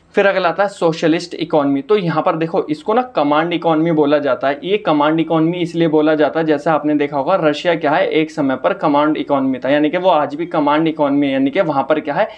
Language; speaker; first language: Hindi; native; Hindi